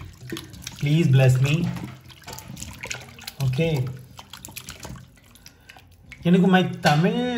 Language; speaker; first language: Tamil; non-native, learner; Telugu